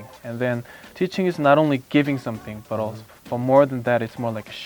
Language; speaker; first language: English; non-native, fluent; Korean